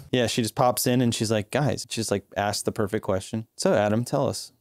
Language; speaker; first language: English; native; English